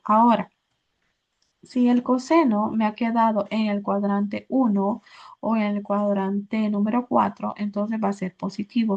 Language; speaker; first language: Spanish; native; Spanish